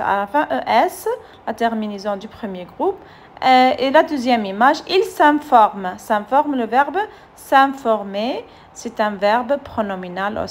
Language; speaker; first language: French; non-native, fluent; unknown